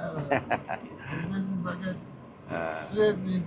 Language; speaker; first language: Russian; non-native, local second language; Uzbek